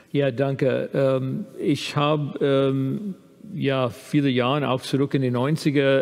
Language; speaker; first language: German; non-native, fluent; English